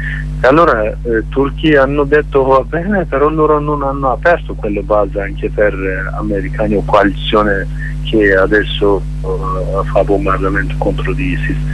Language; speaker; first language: Italian; non-native, learner; Kurdish